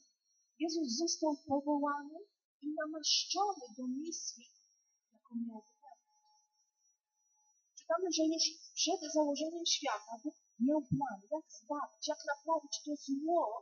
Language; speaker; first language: Polish; native; Polish